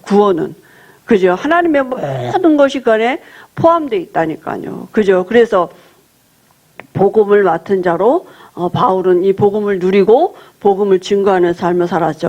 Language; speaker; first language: Korean; native; Korean